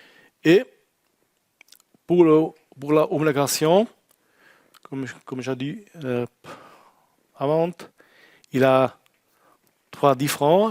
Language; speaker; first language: French; non-native, learner; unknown